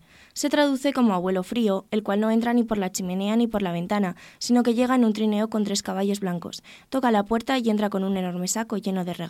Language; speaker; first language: Spanish; native; Spanish